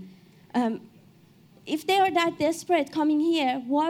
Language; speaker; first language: English; non-native, fluent; Persian